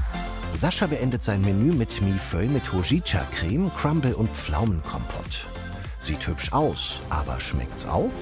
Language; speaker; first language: German; native; German